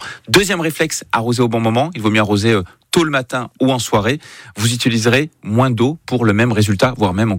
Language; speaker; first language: French; native; French